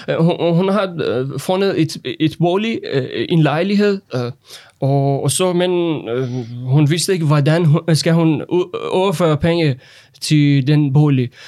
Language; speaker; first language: Danish; non-native, learner; Persian